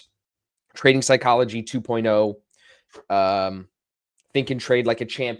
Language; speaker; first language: English; native; English